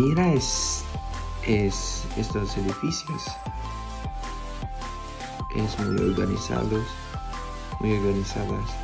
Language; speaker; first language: Spanish; non-native, fluent; Filipino